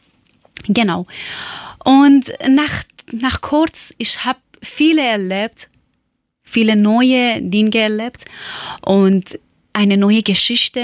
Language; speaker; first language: German; non-native, learner; Persian